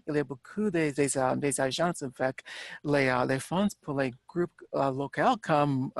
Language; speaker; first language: French; non-native, learner; English